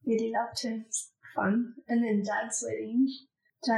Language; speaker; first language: English; native; English